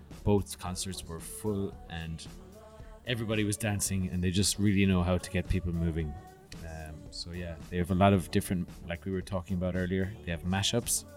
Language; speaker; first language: English; native; English